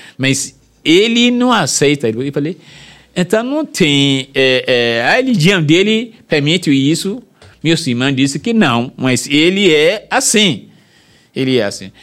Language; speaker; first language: Portuguese; non-native, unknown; Yoruba